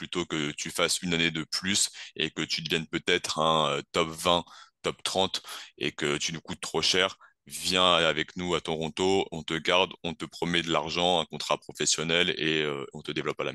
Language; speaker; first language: French; native; French